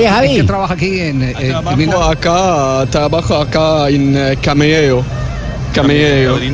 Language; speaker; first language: Spanish; non-native, learner; Arabic